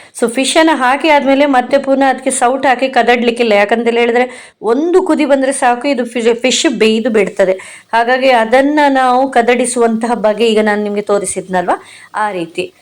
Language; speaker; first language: Kannada; non-native, local second language; Konkani